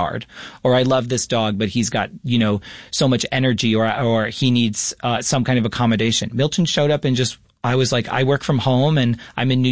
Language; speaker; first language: English; native; English